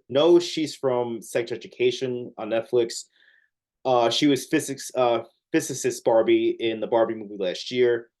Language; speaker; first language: English; native; English